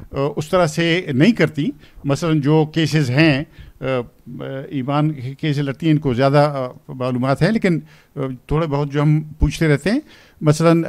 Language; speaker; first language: Urdu; non-native, local second language; Pashto